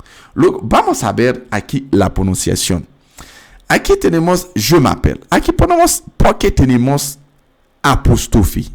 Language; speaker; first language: Spanish; non-native, fluent; French